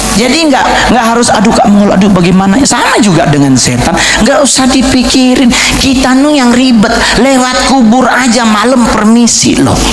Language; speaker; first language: Indonesian; native; Indonesian